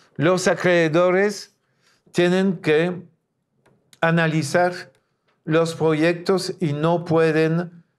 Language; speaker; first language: Spanish; non-native, fluent; French